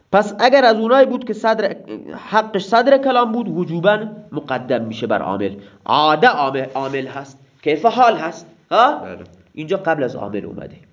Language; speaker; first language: Persian; non-native, local second language; Baluchi